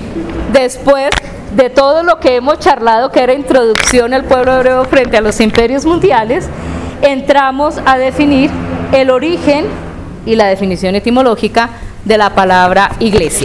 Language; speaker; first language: Spanish; native; Spanish